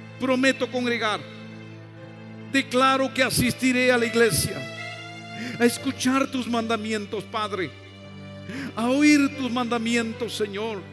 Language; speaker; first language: Spanish; native; Spanish